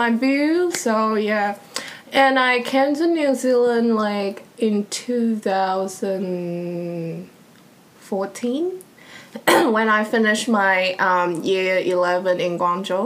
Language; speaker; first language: English; non-native, fluent; Cantonese